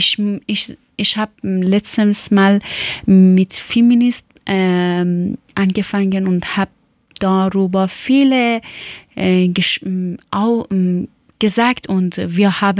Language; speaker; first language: German; non-native, learner; Persian